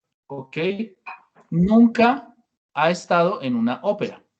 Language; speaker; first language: Spanish; non-native, fluent; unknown